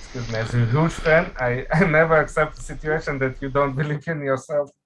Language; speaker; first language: English; non-native, fluent; Russian